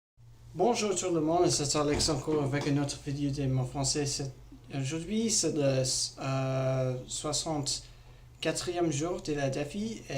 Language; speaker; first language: French; non-native, learner; English